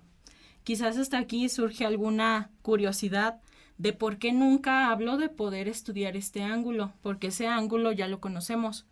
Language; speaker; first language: Spanish; native; Spanish